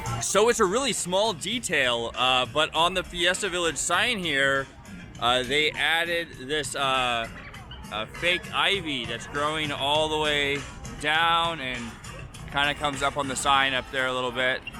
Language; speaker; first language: English; native; English